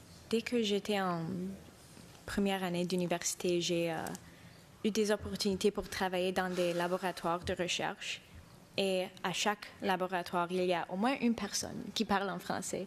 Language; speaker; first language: French; non-native, local second language; English